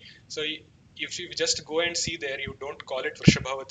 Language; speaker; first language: English; non-native, local second language; Kannada